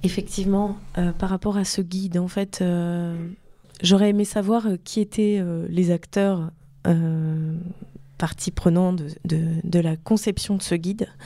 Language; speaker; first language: French; native; French